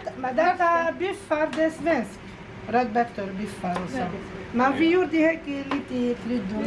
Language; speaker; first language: Swedish; non-native, learner; Arabic